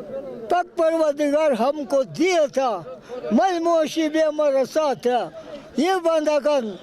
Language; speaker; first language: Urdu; non-native, local second language; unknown